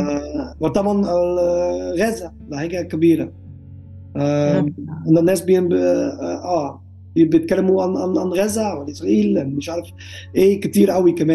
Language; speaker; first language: Arabic; non-native, learner; Dutch